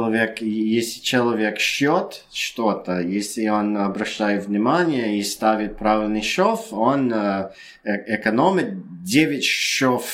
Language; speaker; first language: Russian; non-native, fluent; English